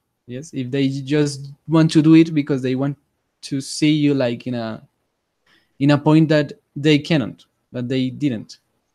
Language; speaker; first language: English; non-native, fluent; Spanish